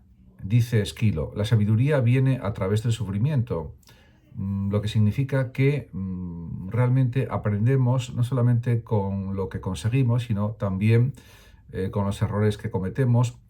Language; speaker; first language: Spanish; native; Spanish